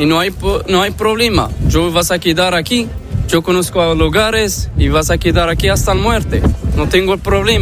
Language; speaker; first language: Spanish; non-native, learner; Arabic